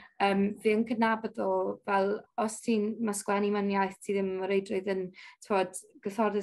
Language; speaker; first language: Welsh; non-native, local second language; English